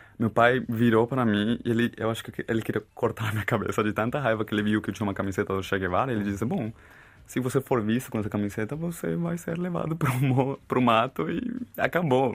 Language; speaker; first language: Portuguese; non-native, fluent; Spanish